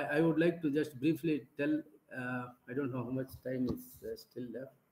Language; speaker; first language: English; non-native, local second language; Kannada